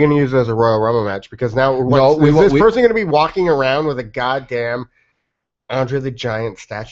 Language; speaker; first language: English; native; English